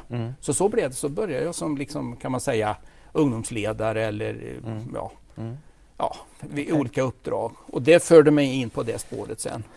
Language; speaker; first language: Swedish; native; Swedish